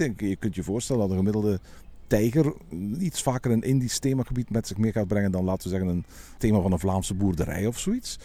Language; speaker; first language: Dutch; native; Dutch